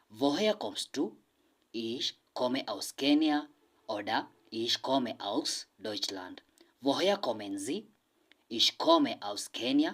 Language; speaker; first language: German; non-native, learner; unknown